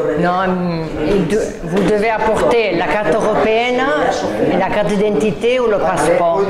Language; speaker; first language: French; non-native, learner; Spanish